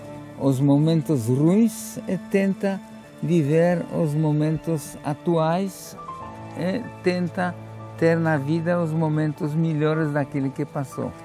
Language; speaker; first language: Portuguese; non-native, fluent; Polish